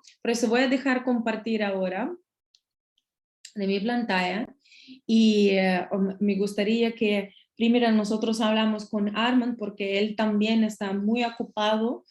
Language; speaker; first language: Spanish; non-native, learner; Russian